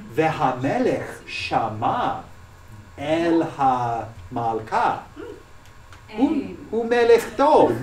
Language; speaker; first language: Hebrew; non-native, learner; English